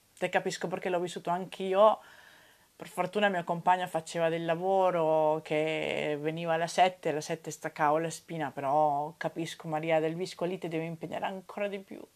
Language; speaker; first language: Italian; non-native, fluent; Spanish